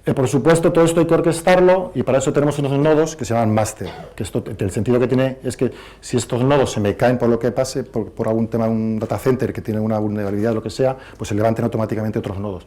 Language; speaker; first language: Spanish; native; Spanish